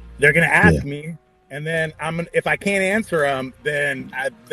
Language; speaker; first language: English; native; English